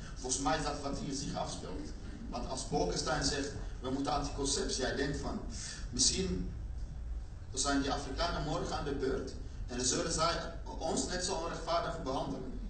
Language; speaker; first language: Dutch; non-native, fluent; Swahili